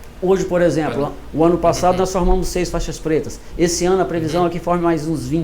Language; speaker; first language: Portuguese; native; Portuguese